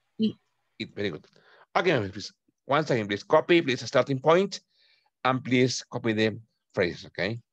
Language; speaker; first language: English; non-native, fluent; Spanish